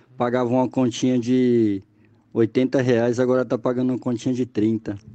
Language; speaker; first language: Portuguese; native; Portuguese